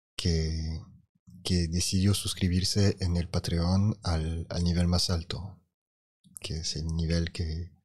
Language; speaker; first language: Spanish; non-native, fluent; French